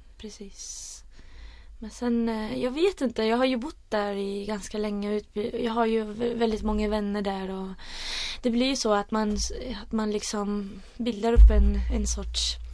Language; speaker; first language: Swedish; non-native, fluent; Arabic